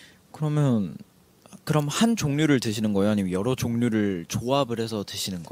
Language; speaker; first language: Korean; native; Korean